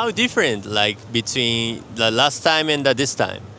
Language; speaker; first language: English; non-native, fluent; Japanese